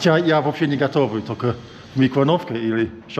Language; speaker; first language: Russian; non-native, learner; English